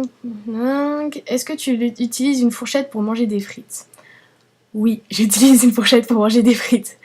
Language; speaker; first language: French; early bilingual, other home language; Vietnamese